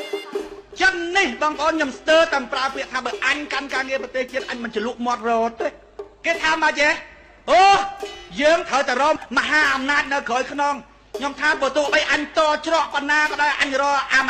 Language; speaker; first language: Khmer; native; Khmer